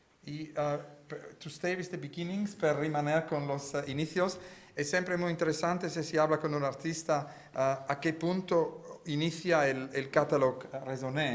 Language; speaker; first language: Spanish; non-native, learner; Italian